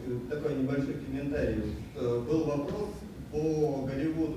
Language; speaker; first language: Russian; native; Russian